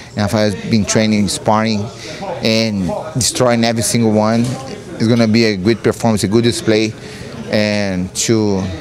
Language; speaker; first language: English; non-native, learner; Portuguese